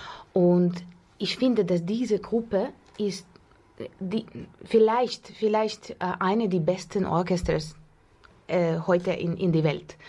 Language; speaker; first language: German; non-native, learner; Russian